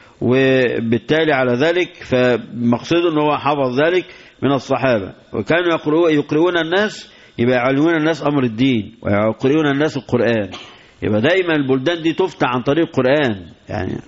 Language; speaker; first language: Arabic; native; Arabic